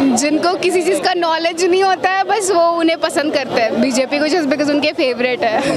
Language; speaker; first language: Hindi; native; Hindi